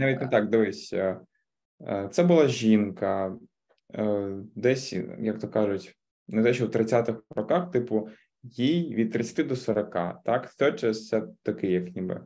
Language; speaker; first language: Ukrainian; native; Ukrainian